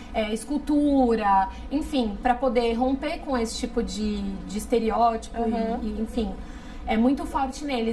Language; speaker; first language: Portuguese; native; Portuguese